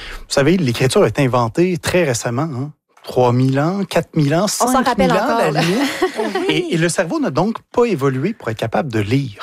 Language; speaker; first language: French; native; French